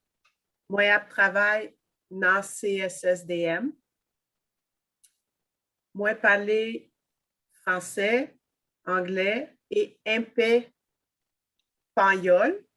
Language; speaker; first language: Haitian Creole; non-native, learner; French